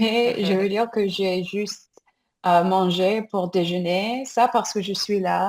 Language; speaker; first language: French; non-native, learner; English